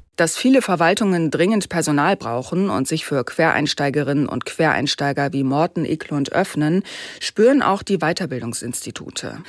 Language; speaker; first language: German; native; German